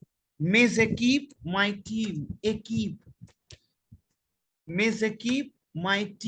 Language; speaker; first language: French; non-native, learner; Hindi